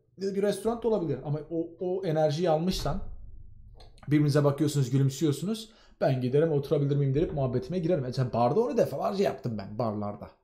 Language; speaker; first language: Turkish; native; Turkish